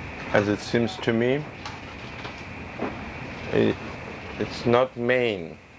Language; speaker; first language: English; non-native, learner; Russian